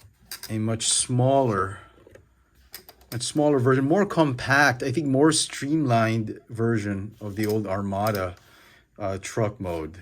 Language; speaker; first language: English; native; English